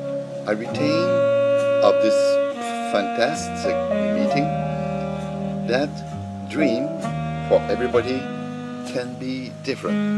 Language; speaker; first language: English; non-native, learner; French